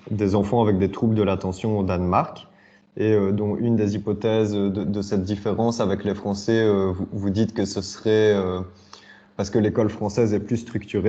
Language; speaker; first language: French; native; French